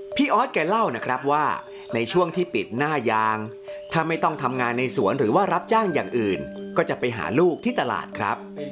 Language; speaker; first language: Thai; native; Thai